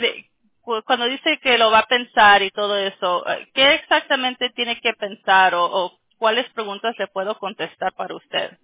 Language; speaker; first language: Spanish; early bilingual, other home language; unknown